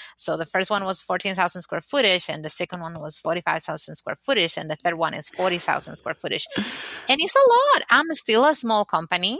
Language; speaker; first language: English; non-native, fluent; Spanish